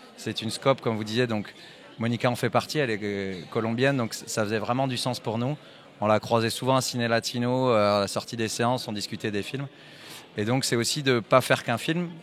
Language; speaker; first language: French; native; French